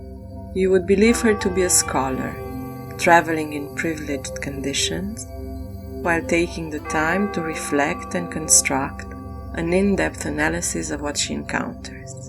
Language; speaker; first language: English; non-native, fluent; French